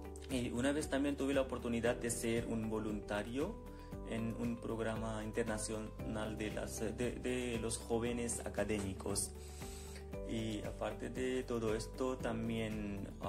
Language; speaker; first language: Spanish; non-native, fluent; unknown